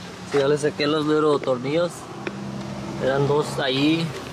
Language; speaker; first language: Spanish; early bilingual, heritage; Spanish